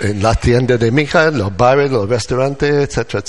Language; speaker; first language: Spanish; non-native, learner; English